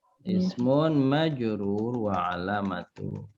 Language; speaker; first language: Arabic; non-native, fluent; Indonesian